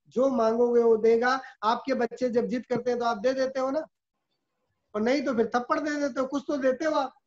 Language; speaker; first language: Hindi; native; Hindi